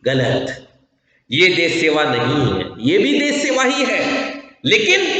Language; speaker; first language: Hindi; non-native, local second language; Kannada